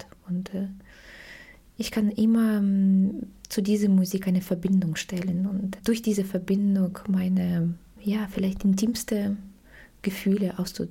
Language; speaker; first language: German; non-native, fluent; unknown